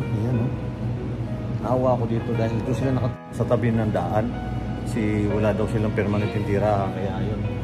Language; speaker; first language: Filipino; native; Filipino